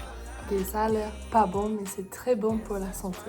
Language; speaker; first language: French; non-native, learner; English